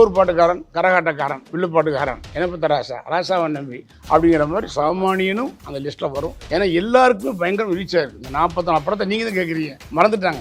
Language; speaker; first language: Tamil; native; Tamil